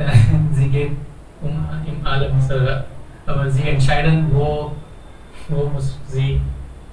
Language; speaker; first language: German; non-native, learner; Hindi